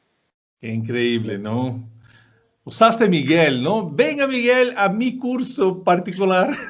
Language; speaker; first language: Spanish; non-native, fluent; Portuguese